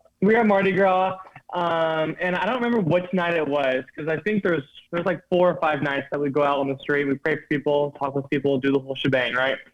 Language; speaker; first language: English; native; English